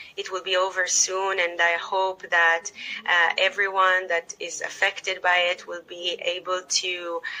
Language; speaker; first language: English; non-native, fluent; Hebrew